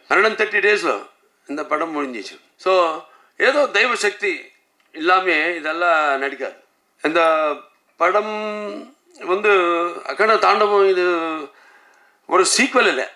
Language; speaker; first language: Tamil; non-native, local second language; Telugu